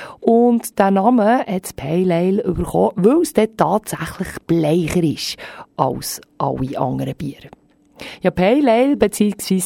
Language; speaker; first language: German; native; German